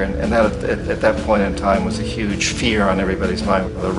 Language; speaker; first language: English; native; English